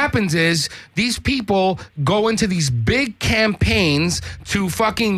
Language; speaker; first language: English; native; English